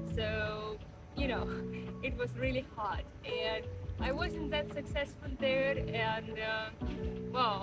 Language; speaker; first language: English; non-native, fluent; Russian